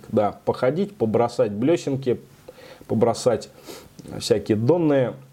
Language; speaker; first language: Russian; native; Russian